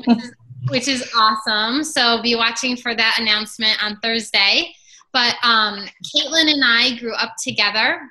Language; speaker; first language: English; native; English